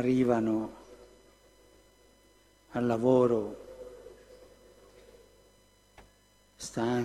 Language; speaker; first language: Italian; non-native, fluent; Spanish